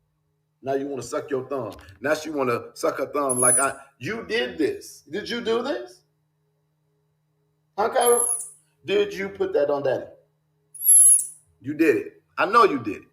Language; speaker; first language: English; native; English